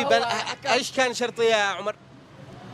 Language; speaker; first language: Arabic; native; Arabic